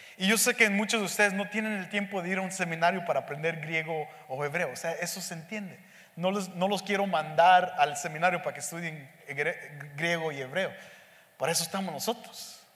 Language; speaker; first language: Spanish; early bilingual, heritage; Spanish